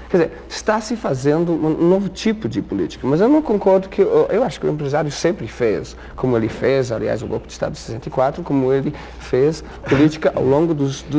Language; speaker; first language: Portuguese; non-native, fluent; English